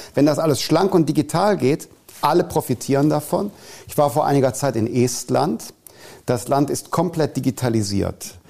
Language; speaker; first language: German; native; German